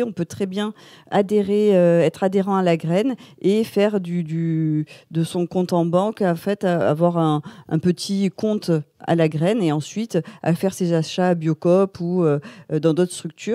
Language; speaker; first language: French; native; French